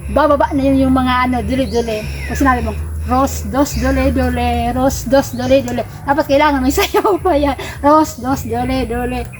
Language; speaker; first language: Filipino; non-native, local second language; Bikol